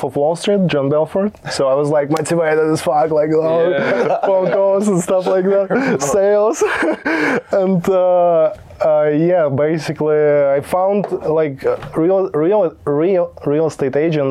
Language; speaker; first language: English; non-native, fluent; Russian